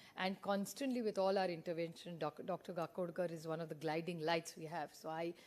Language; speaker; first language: English; non-native, local second language; Marathi